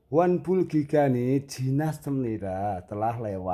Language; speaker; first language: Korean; non-native, fluent; Indonesian